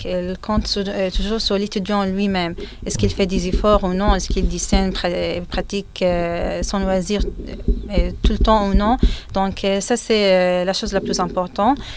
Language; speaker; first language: French; non-native, fluent; Arabic